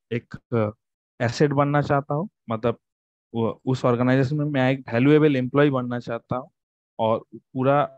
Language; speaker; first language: Hindi; non-native, local second language; Bangla